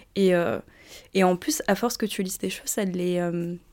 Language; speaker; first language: French; native; French